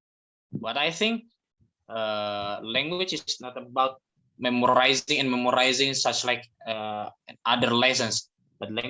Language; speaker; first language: English; non-native, fluent; Indonesian